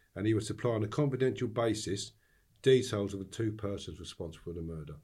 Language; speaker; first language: English; native; English